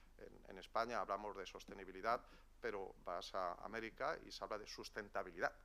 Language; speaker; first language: Spanish; native; Spanish